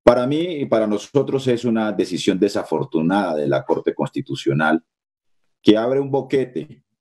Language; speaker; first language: Spanish; native; Spanish